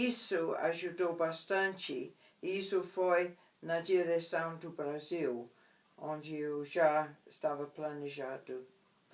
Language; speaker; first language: Portuguese; non-native, fluent; English